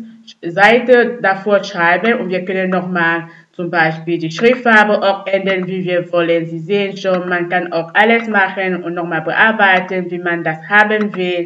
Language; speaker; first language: German; non-native, fluent; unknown